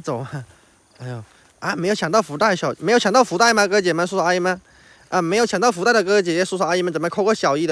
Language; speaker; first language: Chinese; native; Chinese